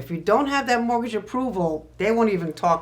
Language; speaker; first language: English; native; English